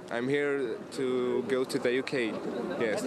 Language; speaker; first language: English; non-native, fluent; Arabic